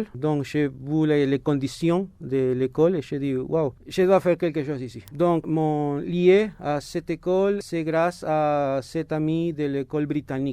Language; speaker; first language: French; non-native, fluent; Spanish